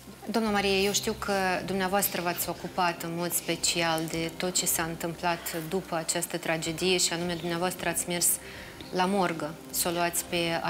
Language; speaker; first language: Romanian; native; Romanian